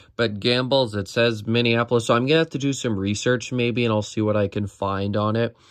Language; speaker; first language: English; native; English